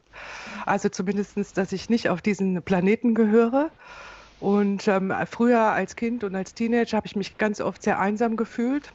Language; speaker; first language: German; native; German